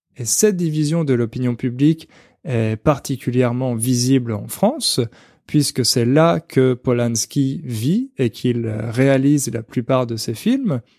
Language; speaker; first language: French; native; French